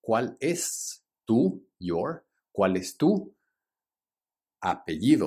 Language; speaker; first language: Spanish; early bilingual, heritage; Spanish